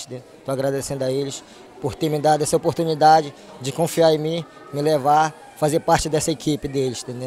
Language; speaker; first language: Portuguese; native; Portuguese